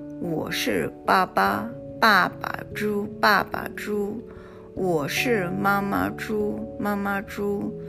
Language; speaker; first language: Chinese; non-native, fluent; English